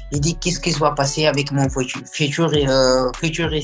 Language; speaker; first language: French; non-native, learner; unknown